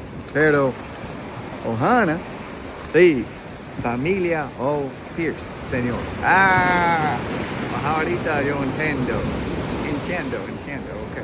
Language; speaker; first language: Spanish; non-native, learner; English